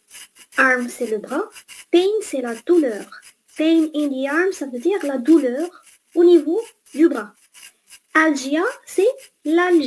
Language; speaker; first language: French; non-native, fluent; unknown